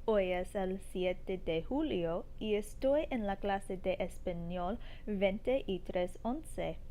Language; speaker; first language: Spanish; non-native, learner; English